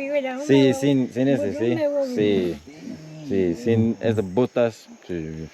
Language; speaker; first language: Spanish; non-native, learner; Korean